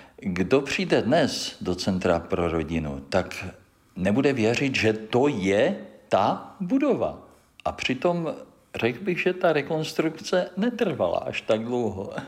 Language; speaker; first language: Czech; native; Czech